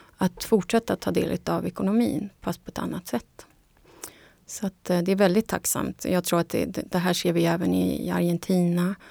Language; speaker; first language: Swedish; non-native, fluent; Spanish